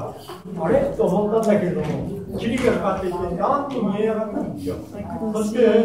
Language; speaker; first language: Japanese; native; Japanese